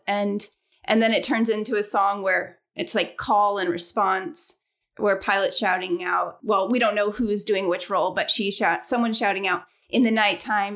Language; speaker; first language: English; native; English